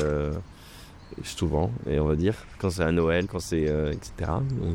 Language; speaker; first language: French; native; French